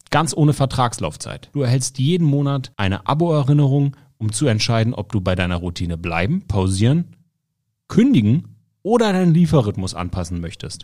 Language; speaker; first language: German; native; German